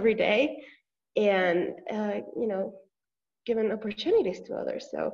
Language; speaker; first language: English; non-native, fluent; Spanish